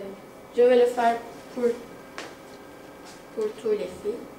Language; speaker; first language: French; non-native, learner; Turkish